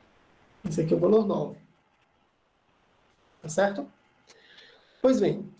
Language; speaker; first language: Portuguese; native; Portuguese